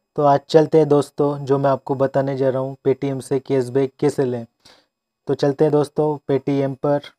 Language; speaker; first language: Hindi; non-native, local second language; Gujarati